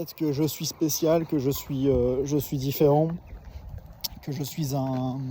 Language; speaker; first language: French; native; French